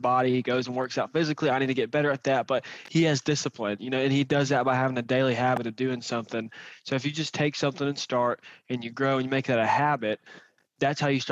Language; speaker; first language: English; native; English